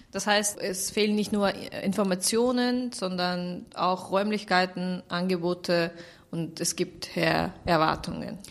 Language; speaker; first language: German; non-native, fluent; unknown